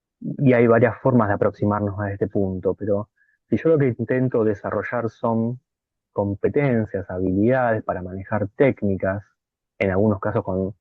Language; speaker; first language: Spanish; native; Spanish